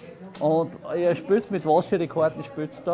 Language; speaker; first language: German; native; German